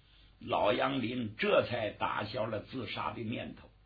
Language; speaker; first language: Chinese; native; Chinese